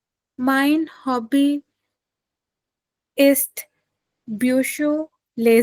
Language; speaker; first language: German; non-native, learner; Urdu